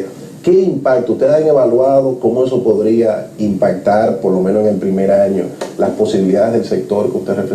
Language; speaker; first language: Spanish; native; Spanish